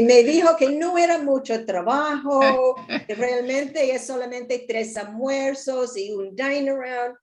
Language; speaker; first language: Spanish; non-native, learner; English